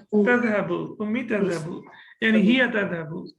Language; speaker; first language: Arabic; non-native, fluent; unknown